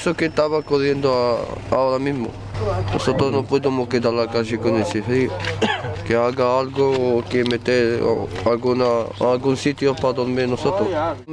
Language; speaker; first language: Spanish; non-native, learner; Arabic